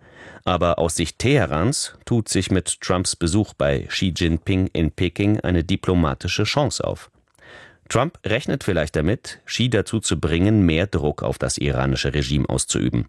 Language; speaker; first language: German; native; German